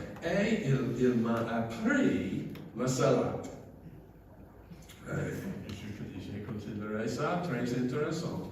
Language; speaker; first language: French; non-native, fluent; English